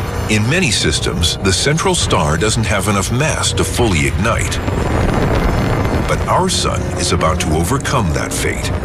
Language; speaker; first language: English; native; English